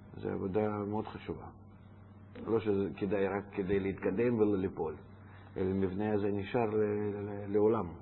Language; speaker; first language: Hebrew; non-native, fluent; Russian